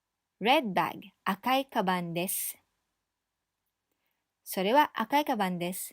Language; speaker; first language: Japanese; non-native, fluent; English